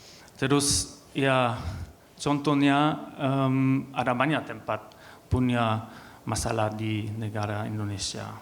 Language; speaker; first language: Indonesian; non-native, learner; German